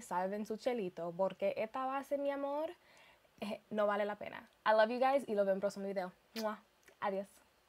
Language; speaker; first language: Spanish; early bilingual, heritage; Spanish